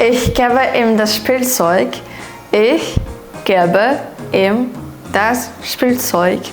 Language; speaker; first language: German; non-native, fluent; Ukrainian